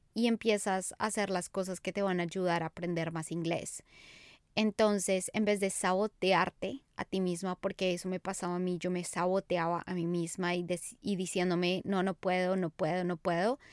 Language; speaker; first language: English; non-native, fluent; Spanish